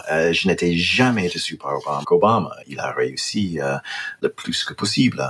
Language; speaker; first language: French; non-native, fluent; English